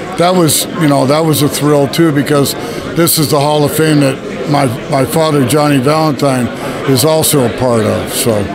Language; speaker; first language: English; native; English